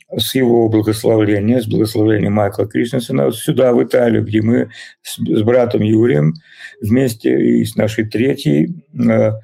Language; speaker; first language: Russian; native; Russian